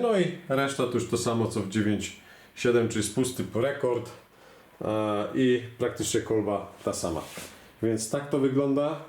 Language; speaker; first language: Polish; native; Polish